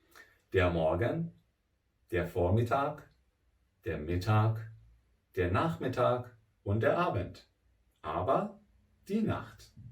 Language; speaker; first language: German; non-native, fluent; Persian